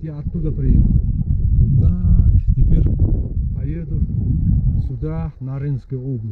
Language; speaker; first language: Russian; non-native, fluent; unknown